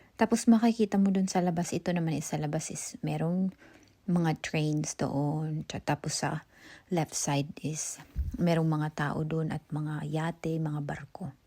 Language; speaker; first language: Filipino; non-native, local second language; Cebuano